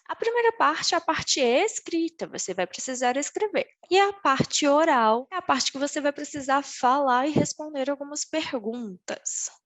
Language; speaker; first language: Portuguese; native; Portuguese